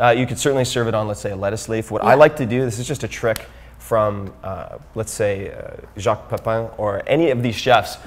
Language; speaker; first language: English; native; English